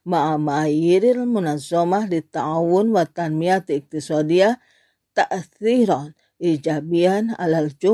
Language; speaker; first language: Arabic; non-native, learner; Indonesian